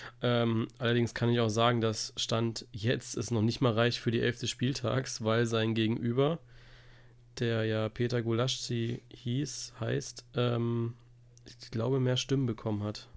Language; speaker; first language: German; native; German